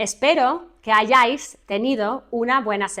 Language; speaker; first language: Spanish; non-native, fluent; English